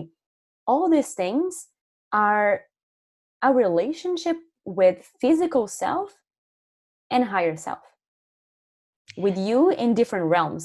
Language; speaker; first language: English; non-native, fluent; Portuguese